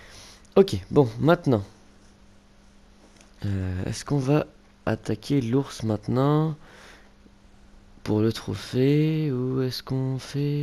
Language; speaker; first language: French; native; French